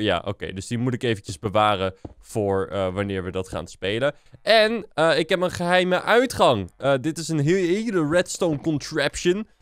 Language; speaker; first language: Dutch; native; Dutch